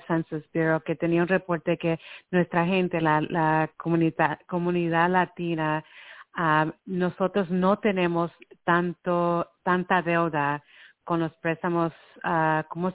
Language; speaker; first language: Spanish; early bilingual, heritage; Spanish